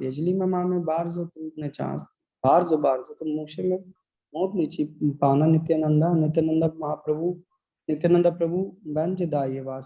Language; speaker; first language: Polish; non-native, learner; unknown